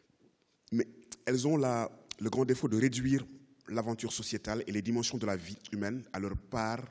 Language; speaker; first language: French; native; French